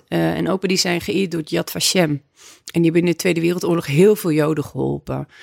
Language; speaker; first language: Dutch; native; Dutch